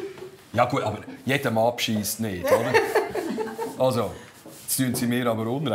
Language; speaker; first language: German; native; German